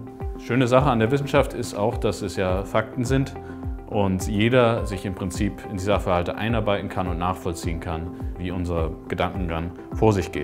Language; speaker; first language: German; native; German